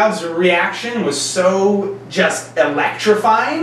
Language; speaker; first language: English; native; English